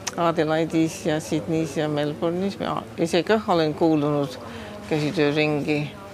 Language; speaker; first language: Estonian; early bilingual, heritage; Estonian